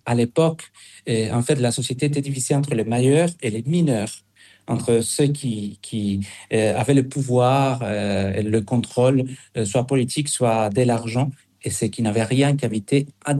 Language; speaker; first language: French; non-native, fluent; Spanish